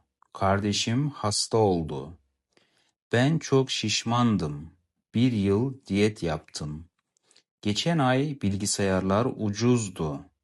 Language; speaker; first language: Turkish; non-native, fluent; Kazakh